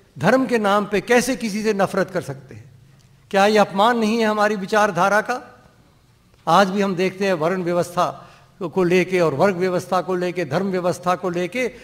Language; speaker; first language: Hindi; non-native, local second language; Dogri